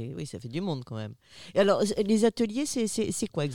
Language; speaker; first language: French; native; French